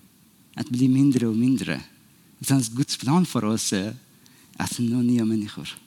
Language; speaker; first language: Swedish; non-native, fluent; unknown